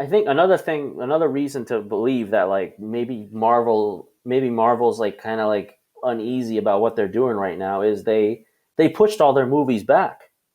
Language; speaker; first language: English; native; English